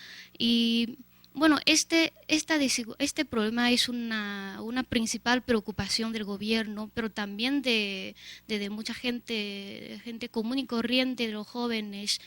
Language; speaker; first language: Spanish; non-native, fluent; Chinese